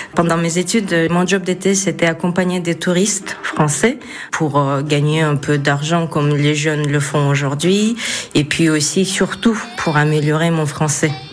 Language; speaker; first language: French; non-native, fluent; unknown